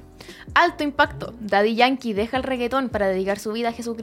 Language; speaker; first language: Spanish; native; Spanish